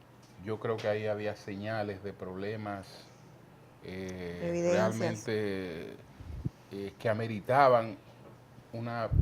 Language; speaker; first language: Spanish; native; Spanish